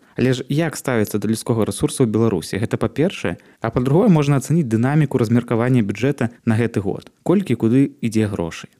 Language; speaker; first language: Belarusian; native; Belarusian